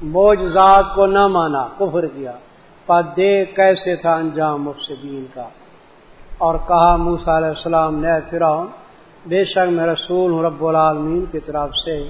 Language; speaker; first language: Urdu; non-native, local second language; Sindhi